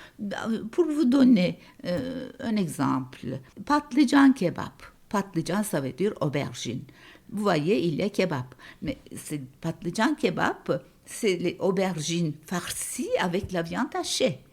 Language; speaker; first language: French; non-native, fluent; Turkish